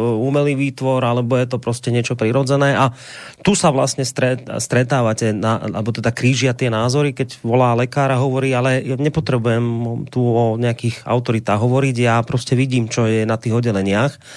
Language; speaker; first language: Czech; native; Czech